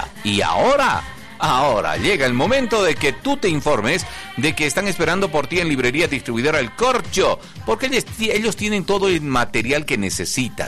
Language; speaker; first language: Spanish; native; Spanish